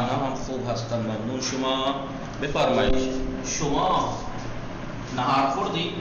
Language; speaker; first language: Persian; non-native, fluent; Urdu